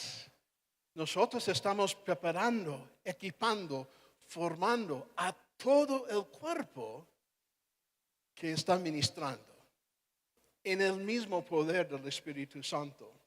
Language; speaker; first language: Spanish; non-native, fluent; English